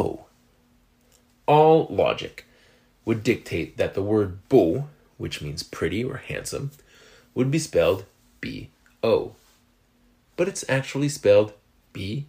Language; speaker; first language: English; non-native, fluent; French